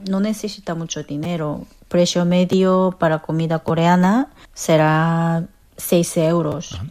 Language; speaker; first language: Spanish; non-native, fluent; Korean